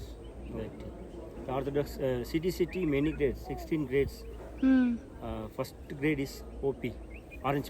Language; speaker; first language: English; non-native, learner; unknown